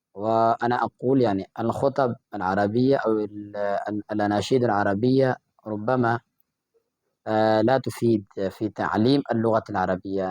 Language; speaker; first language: Arabic; non-native, fluent; Urdu